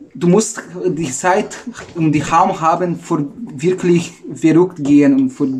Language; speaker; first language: German; non-native, fluent; Portuguese